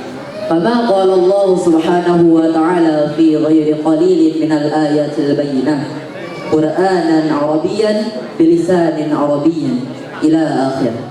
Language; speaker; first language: Arabic; non-native, learner; Indonesian